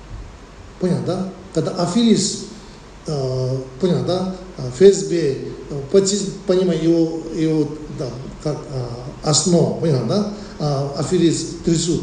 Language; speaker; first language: Russian; non-native, learner; Tibetan